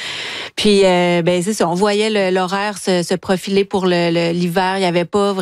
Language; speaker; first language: French; native; French